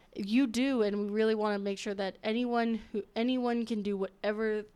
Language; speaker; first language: English; native; English